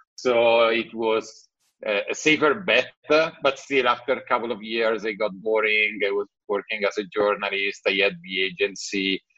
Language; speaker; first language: English; non-native, fluent; Italian